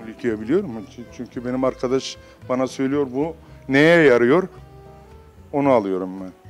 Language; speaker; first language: Turkish; non-native, learner; Arabic